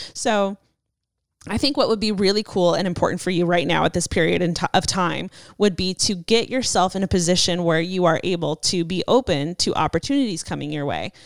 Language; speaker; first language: English; native; English